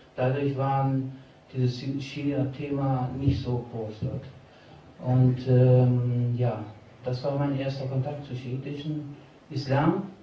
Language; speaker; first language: German; early bilingual, other home language; Albanian